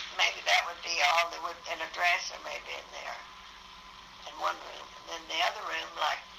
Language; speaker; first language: English; native; English